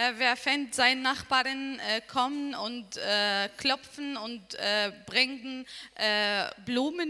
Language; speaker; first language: German; non-native, learner; Arabic